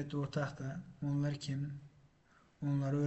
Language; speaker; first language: Turkish; non-native, fluent; Uzbek